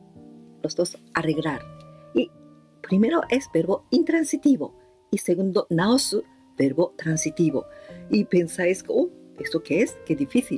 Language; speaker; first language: Spanish; non-native, fluent; Japanese